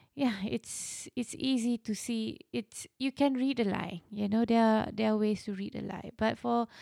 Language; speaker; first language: English; non-native, local second language; Malay